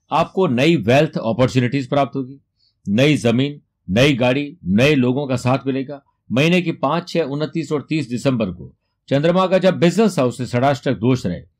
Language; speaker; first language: Hindi; native; Hindi